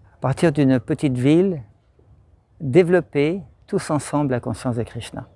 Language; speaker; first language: French; native; French